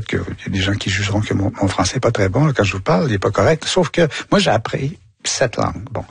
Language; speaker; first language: French; native; French